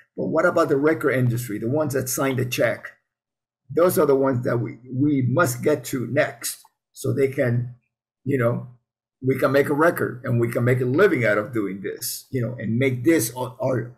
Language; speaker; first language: English; early bilingual, other home language; Spanish